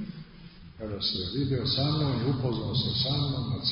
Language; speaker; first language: Russian; non-native, learner; Serbian